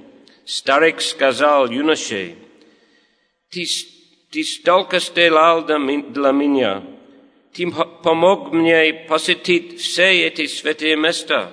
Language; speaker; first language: Russian; non-native, fluent; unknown